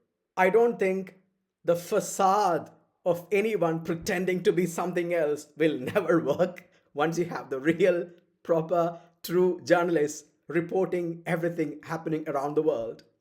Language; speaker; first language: English; non-native, fluent; Uzbek